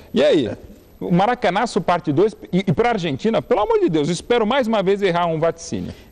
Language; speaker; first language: Portuguese; native; Portuguese